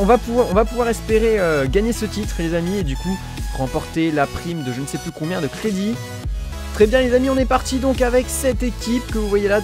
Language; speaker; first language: French; native; French